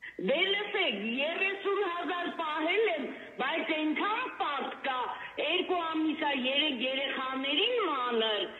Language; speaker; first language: Armenian; native; Armenian